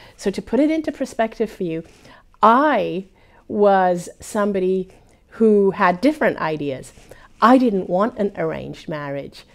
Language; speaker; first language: English; early bilingual, other home language; Hindi